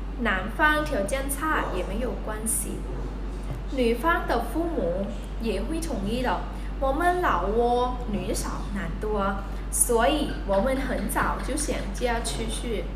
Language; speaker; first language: Chinese; non-native, fluent; Lao